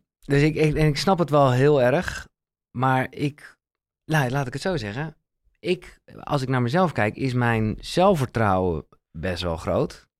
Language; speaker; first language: Dutch; native; Dutch